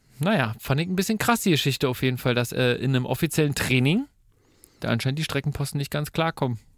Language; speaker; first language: German; native; German